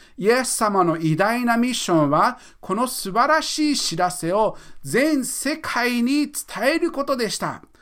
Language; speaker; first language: Japanese; non-native, fluent; English